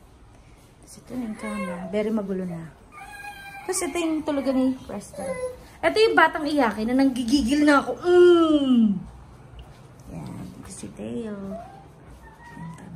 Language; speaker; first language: Filipino; native; Filipino